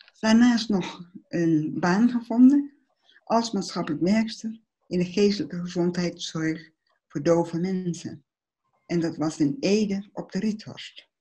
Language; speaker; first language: Dutch; early bilingual, other home language; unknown